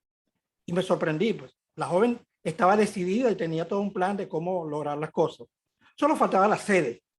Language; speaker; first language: Spanish; native; Spanish